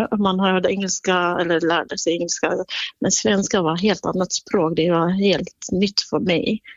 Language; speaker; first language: Swedish; non-native, fluent; Kurdish